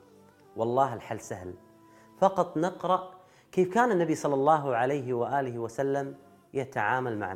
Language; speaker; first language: Arabic; native; Arabic